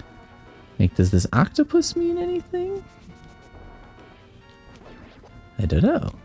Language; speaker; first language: English; native; English